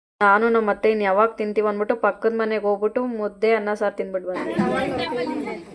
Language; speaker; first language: Kannada; non-native, local second language; Telugu